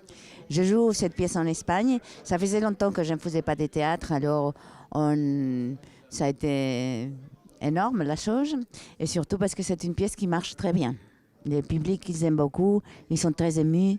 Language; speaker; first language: French; non-native, fluent; Spanish